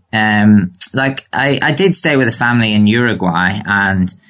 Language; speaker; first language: English; native; English